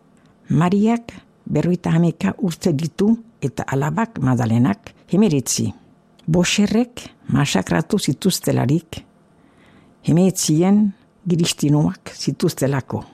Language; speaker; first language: Basque; native; Basque